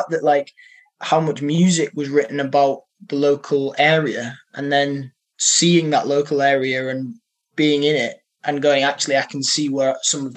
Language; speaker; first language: English; native; English